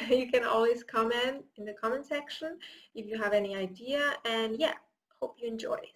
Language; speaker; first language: English; non-native, fluent; Catalan